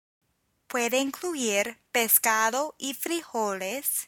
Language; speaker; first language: Spanish; non-native, fluent; English